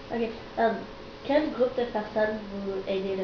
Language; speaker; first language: French; non-native, learner; English